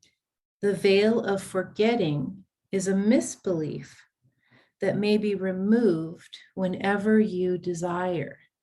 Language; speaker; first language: English; native; English